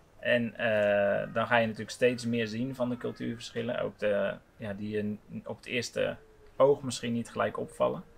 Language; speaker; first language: Dutch; native; Dutch